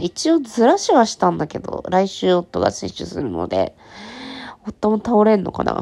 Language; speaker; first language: Japanese; native; Japanese